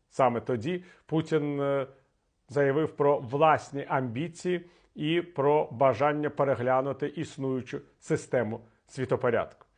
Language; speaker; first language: Ukrainian; native; Ukrainian